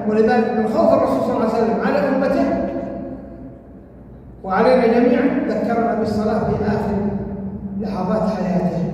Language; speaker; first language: Arabic; native; Arabic